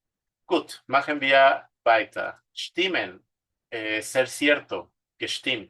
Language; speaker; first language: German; non-native, fluent; Spanish